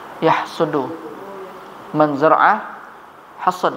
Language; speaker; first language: Arabic; non-native, fluent; Indonesian